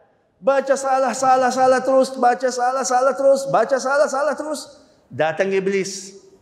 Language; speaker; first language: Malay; non-native, fluent; Arabic